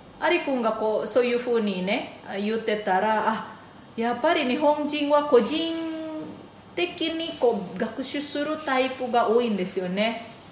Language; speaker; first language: Japanese; non-native, fluent; Indonesian